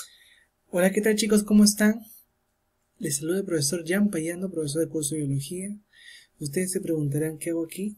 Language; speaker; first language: Spanish; native; Spanish